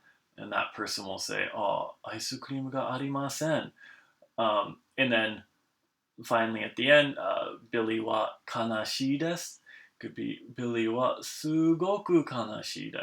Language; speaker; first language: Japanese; non-native, fluent; English